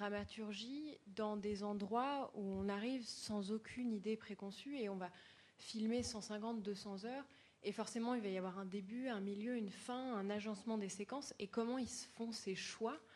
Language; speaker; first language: French; native; French